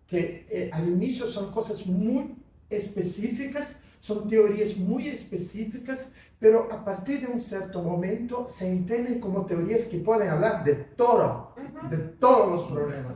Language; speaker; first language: Spanish; non-native, fluent; Portuguese